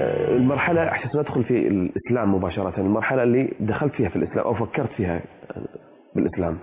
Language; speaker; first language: Arabic; native; Arabic